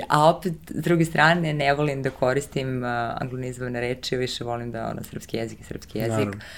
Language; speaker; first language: Serbian; early bilingual, heritage; Serbian